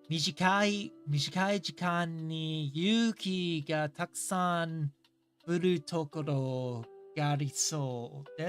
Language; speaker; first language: Japanese; non-native, learner; English